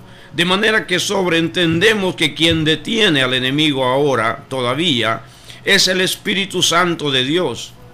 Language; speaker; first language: Spanish; native; Spanish